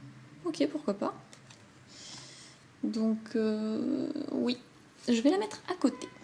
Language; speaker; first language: French; native; French